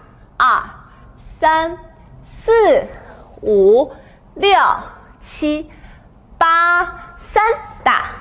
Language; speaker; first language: Chinese; native; Chinese